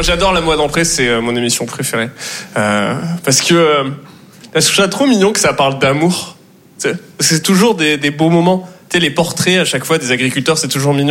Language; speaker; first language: French; native; French